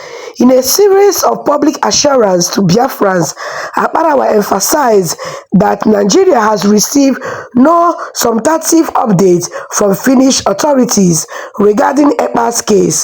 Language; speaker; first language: English; non-native, local second language; Igbo